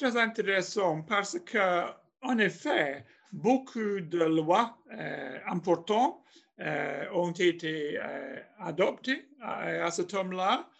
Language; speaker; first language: French; non-native, fluent; English